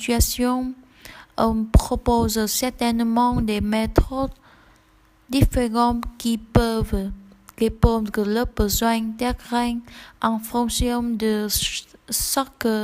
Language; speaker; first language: French; non-native, learner; Vietnamese